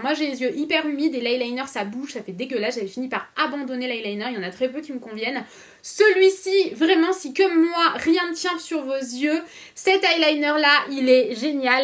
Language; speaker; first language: French; native; French